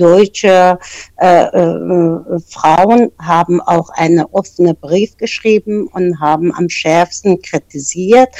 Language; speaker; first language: German; non-native, fluent; Persian